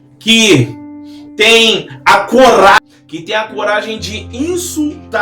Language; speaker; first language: Portuguese; native; Portuguese